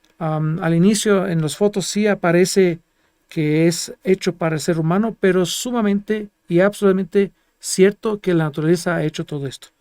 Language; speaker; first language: Spanish; non-native, fluent; Greek